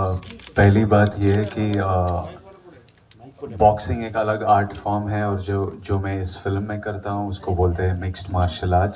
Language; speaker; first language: Hindi; non-native, local second language; Telugu